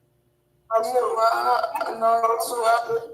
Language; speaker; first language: French; non-native, learner; English